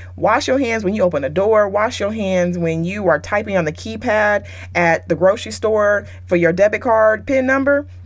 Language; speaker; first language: English; native; English